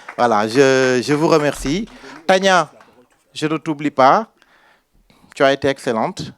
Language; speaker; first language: French; non-native, local second language; Wolof